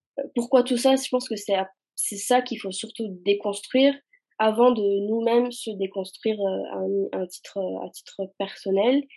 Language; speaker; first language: French; early bilingual, other home language; Arabic